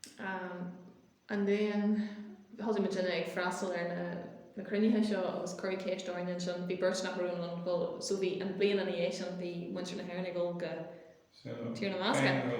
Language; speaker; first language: Irish; non-native, local second language; English